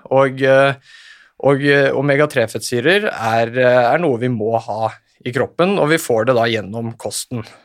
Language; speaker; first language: Norwegian; native; Norwegian